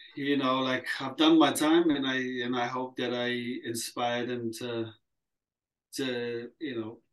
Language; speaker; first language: English; early bilingual, other home language; Samoan